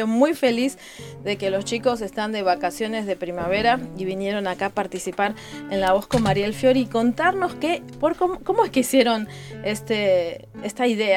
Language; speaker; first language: Spanish; native; Spanish